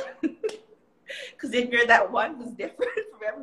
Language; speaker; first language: English; early bilingual, other home language; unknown